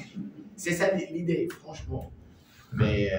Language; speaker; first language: French; non-native, learner; Arabic